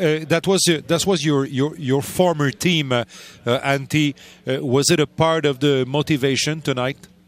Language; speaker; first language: English; non-native, fluent; French